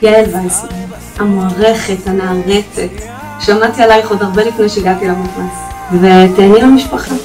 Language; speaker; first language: Hebrew; native; Hebrew